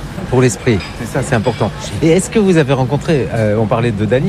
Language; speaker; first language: French; native; French